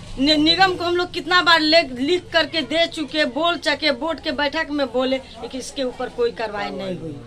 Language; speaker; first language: Hindi; native; Hindi